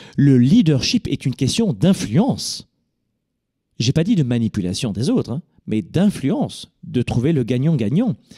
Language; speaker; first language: French; native; French